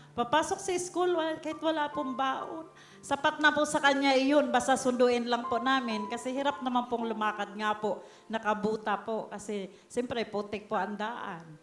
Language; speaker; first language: Filipino; native; Filipino